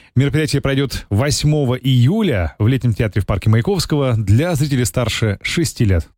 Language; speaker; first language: Russian; native; Russian